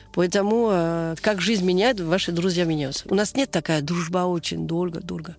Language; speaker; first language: Russian; non-native, learner; French